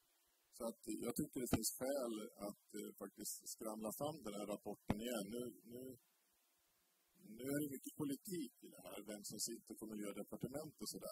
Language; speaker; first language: Swedish; native; Swedish